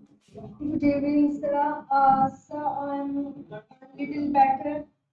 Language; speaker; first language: English; non-native, learner; Hindi